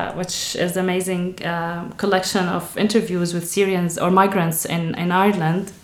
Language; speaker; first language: English; non-native, fluent; Arabic